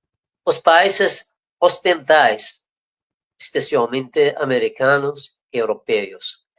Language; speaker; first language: Portuguese; non-native, fluent; Persian